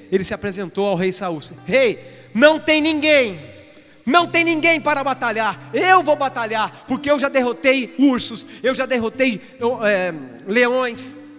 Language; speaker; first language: Portuguese; native; Portuguese